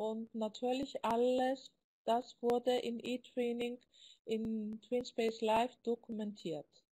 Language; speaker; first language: German; non-native, fluent; Greek